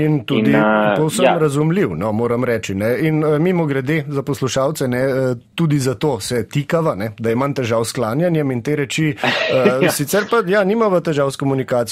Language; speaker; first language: Slovenian; native; Slovenian